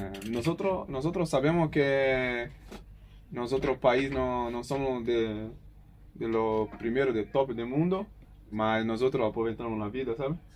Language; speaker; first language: Spanish; non-native, learner; Portuguese